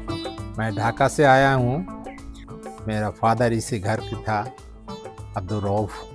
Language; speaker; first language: Hindi; early bilingual, heritage; Hindi